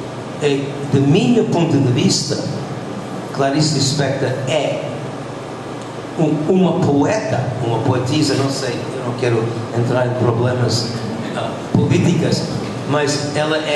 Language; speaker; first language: Portuguese; non-native, fluent; English